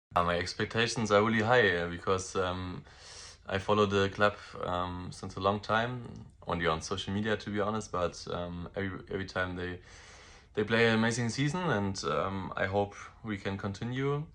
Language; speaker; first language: English; non-native, fluent; German